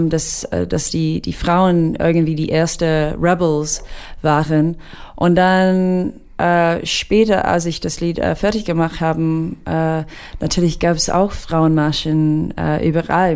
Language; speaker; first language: German; non-native, fluent; English